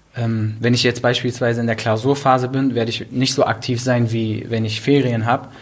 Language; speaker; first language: German; native; German